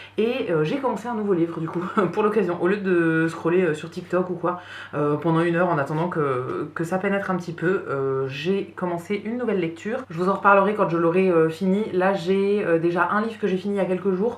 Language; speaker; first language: French; native; French